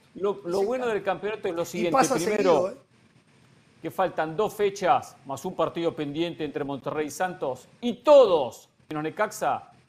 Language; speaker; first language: Spanish; native; Spanish